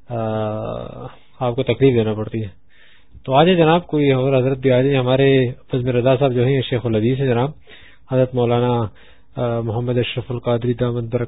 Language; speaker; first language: Urdu; non-native, local second language; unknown